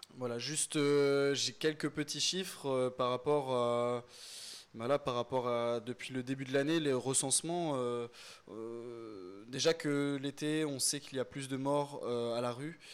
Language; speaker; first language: French; native; French